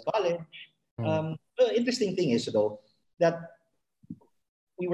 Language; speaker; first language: English; non-native, local second language; Cebuano